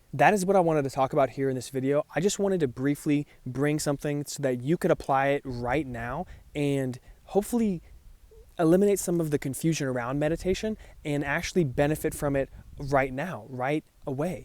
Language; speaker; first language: English; native; English